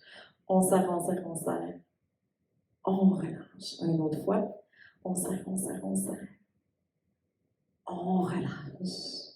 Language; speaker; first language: French; native; French